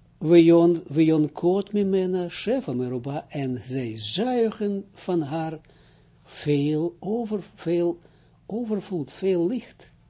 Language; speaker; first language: Dutch; non-native, fluent; Hebrew